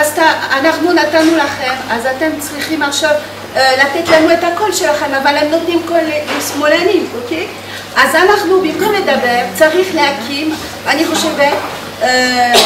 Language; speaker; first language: Hebrew; non-native, fluent; French